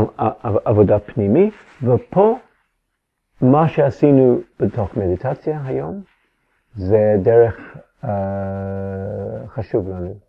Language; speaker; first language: Hebrew; non-native, fluent; English